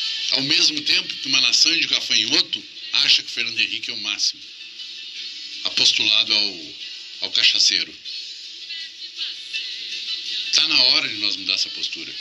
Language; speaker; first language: Portuguese; native; Portuguese